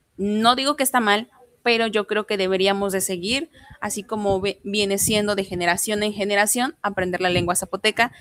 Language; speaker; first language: Spanish; non-native, local second language; Zapotec